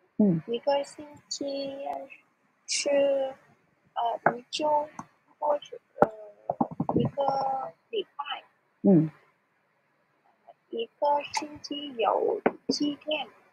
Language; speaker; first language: Chinese; non-native, learner; Vietnamese